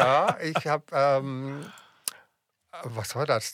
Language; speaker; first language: German; non-native, fluent; English